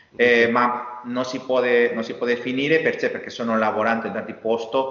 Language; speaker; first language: Italian; non-native, learner; Spanish